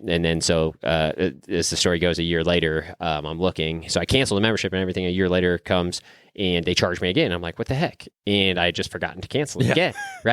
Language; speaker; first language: English; native; English